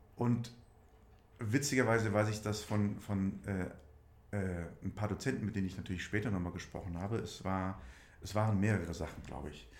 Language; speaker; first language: German; native; German